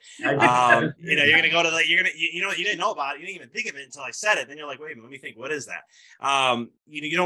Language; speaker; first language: English; native; English